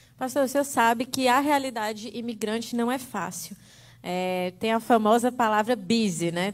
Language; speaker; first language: Portuguese; native; Portuguese